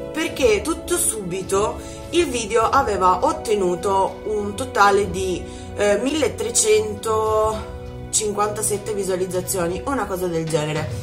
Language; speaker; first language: Italian; native; Italian